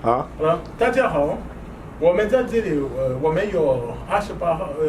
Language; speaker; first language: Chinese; non-native, learner; French